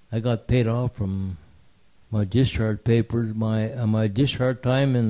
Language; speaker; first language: English; early bilingual, other home language; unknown